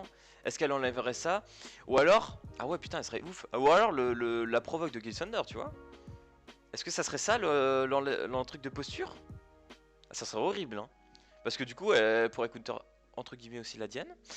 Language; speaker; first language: French; native; French